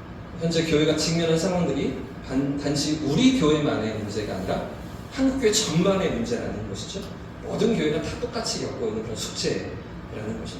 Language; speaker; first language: Korean; native; Korean